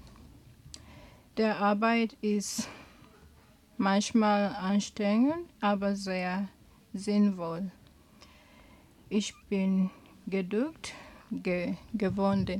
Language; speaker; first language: German; non-native, learner; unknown